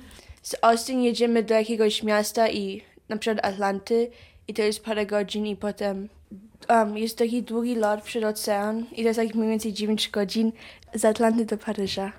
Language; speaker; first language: Polish; early bilingual, heritage; Polish